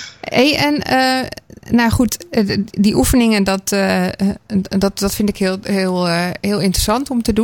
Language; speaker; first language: Dutch; native; Dutch